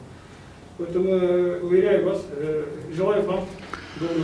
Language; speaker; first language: Russian; non-native, local second language; Kyrgyz